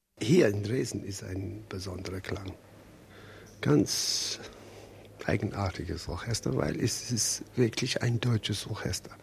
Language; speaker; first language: German; non-native, fluent; English